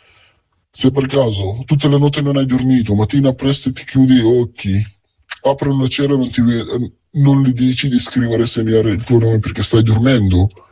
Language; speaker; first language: Italian; non-native, fluent; Arabic